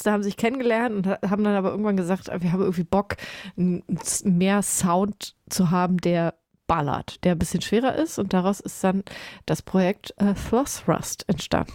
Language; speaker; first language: German; native; German